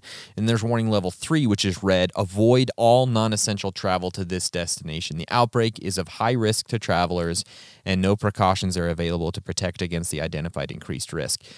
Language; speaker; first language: English; native; English